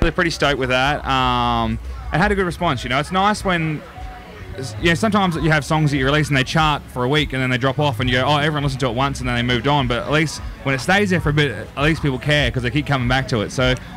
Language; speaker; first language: English; native; English